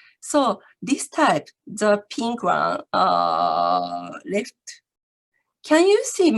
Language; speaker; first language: English; non-native, learner; Japanese